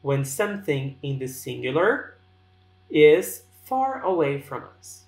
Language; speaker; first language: English; non-native, fluent; Portuguese